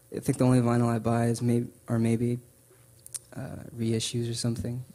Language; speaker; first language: English; native; English